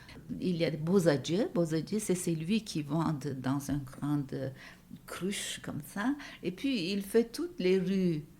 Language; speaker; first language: French; non-native, fluent; Turkish